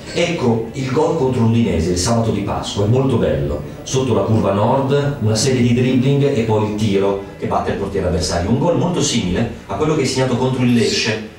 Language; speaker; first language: Italian; native; Italian